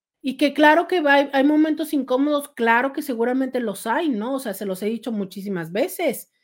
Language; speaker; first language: Spanish; native; Spanish